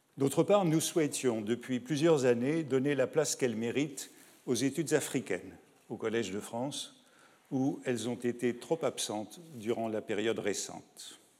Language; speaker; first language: French; native; French